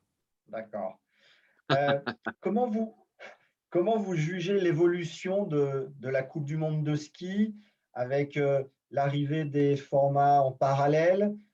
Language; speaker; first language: French; native; French